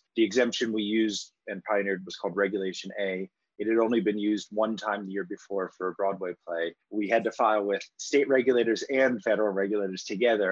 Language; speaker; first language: English; native; English